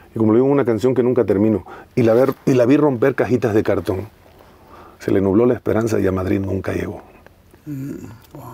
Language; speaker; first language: Spanish; native; Spanish